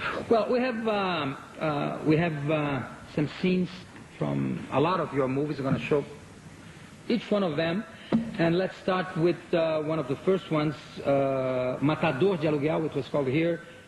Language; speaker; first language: English; non-native, fluent; Portuguese